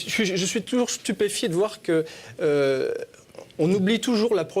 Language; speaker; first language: French; native; French